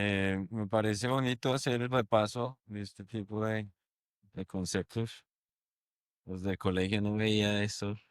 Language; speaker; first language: Spanish; native; Spanish